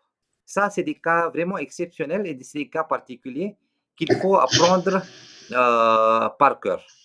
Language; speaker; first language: French; non-native, fluent; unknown